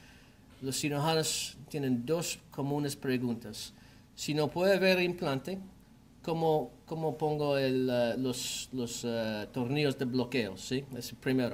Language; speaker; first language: Spanish; non-native, learner; English